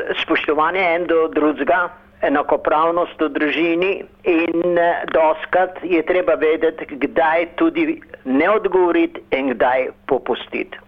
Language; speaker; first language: Slovenian; early bilingual, heritage; Slovenian